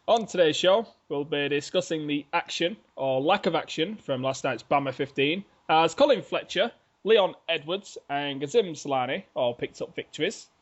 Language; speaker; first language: English; native; English